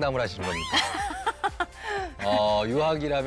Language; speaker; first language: Korean; native; Korean